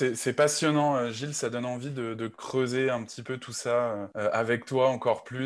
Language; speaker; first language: French; native; French